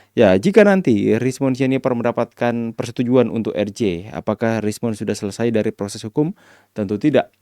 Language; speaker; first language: Indonesian; native; Indonesian